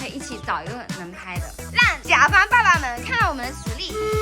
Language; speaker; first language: Chinese; native; Chinese